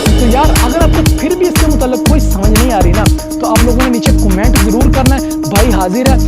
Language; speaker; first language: Urdu; non-native, local second language; Punjabi